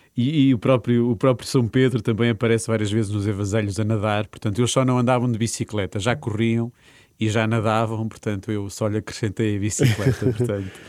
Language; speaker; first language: Portuguese; native; Portuguese